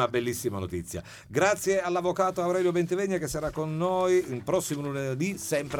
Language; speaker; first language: Italian; native; Italian